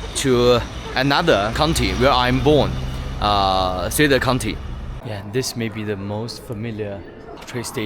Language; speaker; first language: English; non-native, learner; Chinese